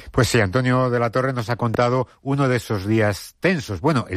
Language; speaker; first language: Spanish; native; Spanish